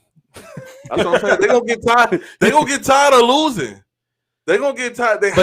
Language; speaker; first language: English; native; English